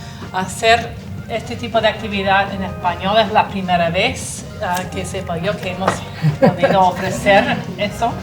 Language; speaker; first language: Spanish; non-native, fluent; English